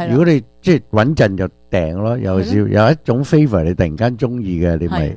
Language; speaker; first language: Chinese; early bilingual, other home language; Cantonese